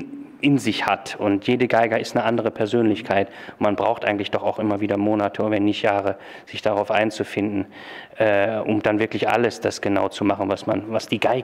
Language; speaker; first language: German; native; German